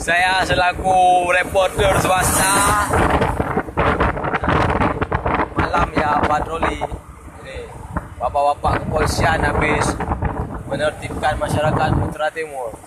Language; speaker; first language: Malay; non-native, local second language; Achinese